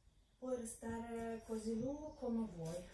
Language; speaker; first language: Italian; non-native, learner; Russian